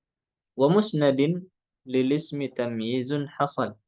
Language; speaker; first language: Arabic; non-native, fluent; Indonesian